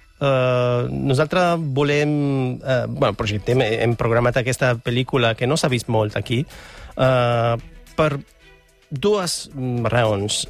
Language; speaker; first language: Catalan; non-native, fluent; Italian